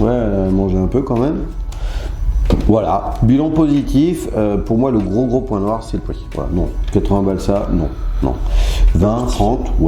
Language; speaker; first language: French; native; French